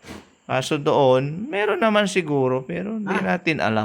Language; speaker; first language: Filipino; native; Filipino